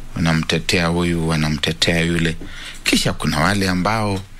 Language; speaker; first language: Swahili; non-native, local second language; Luyia